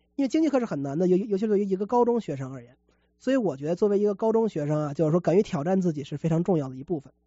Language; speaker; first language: Chinese; native; Chinese